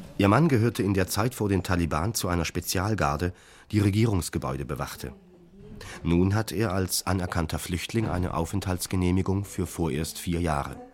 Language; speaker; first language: German; native; German